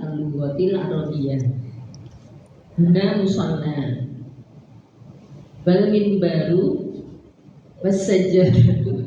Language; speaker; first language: Arabic; non-native, learner; Indonesian